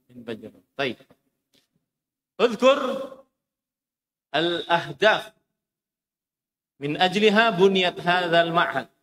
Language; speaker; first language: Arabic; non-native, fluent; Indonesian